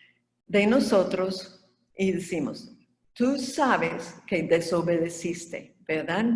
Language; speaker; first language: Spanish; non-native, fluent; English